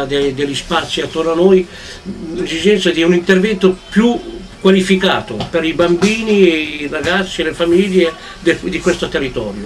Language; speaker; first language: Italian; native; Italian